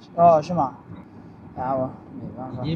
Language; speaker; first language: Chinese; non-native, fluent; Amharic